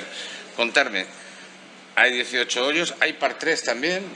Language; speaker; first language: Spanish; native; Spanish